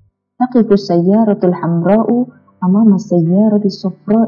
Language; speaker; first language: Arabic; non-native, fluent; Indonesian